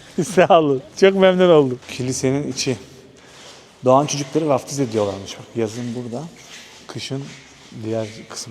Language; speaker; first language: Turkish; native; Turkish